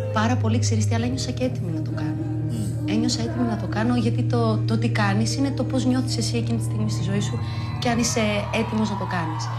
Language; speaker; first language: Greek; early bilingual, other home language; Albanian